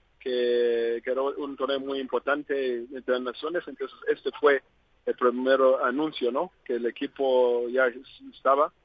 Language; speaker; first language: Spanish; non-native, learner; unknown